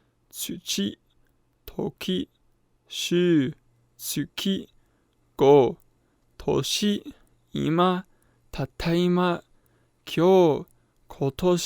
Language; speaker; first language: Japanese; non-native, learner; English